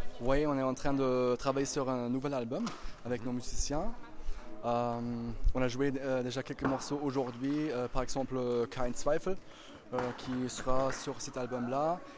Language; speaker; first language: French; non-native, fluent; German